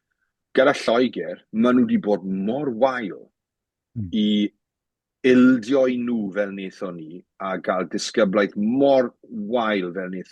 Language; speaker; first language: Welsh; native; Welsh